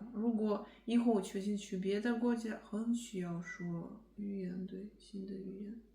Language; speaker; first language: Chinese; non-native, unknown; Russian